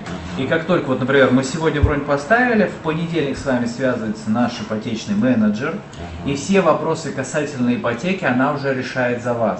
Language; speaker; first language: Russian; native; Russian